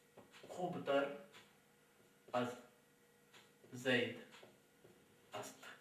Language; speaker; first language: Persian; non-native, fluent; Urdu